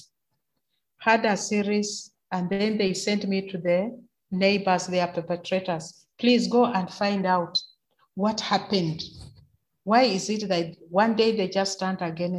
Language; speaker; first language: English; non-native, local second language; Luyia